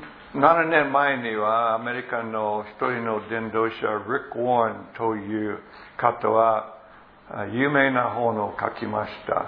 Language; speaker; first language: Japanese; non-native, fluent; English